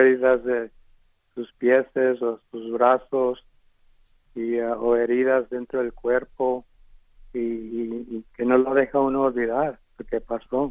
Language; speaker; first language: Spanish; early bilingual, heritage; Spanish